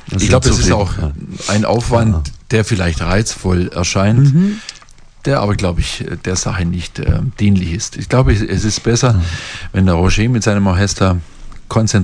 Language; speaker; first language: German; native; German